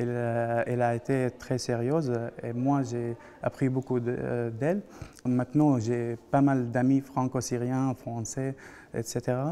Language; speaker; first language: French; non-native, fluent; Arabic